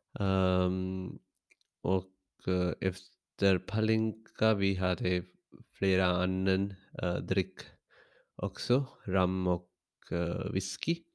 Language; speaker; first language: Swedish; non-native, learner; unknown